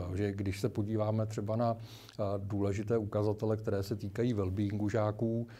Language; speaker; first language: Czech; native; Czech